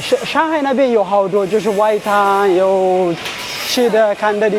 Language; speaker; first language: Chinese; non-native, learner; Amharic